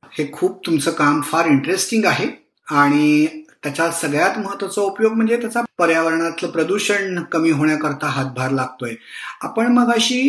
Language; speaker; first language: Marathi; native; Marathi